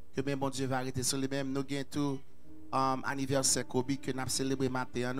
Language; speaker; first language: French; native; French